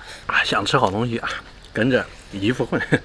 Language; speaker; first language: Chinese; native; Chinese